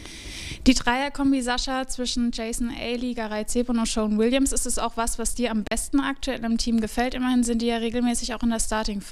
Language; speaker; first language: German; native; German